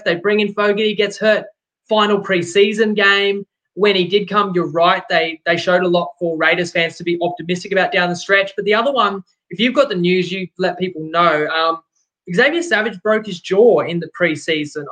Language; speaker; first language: English; native; English